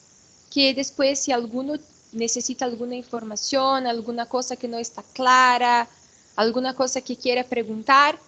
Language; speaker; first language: Spanish; non-native, fluent; Portuguese